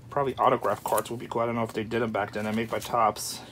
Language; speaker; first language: English; non-native, fluent; German